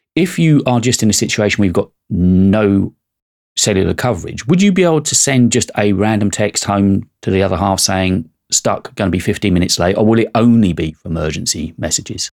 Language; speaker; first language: English; native; English